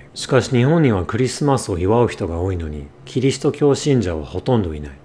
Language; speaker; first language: Japanese; non-native, fluent; English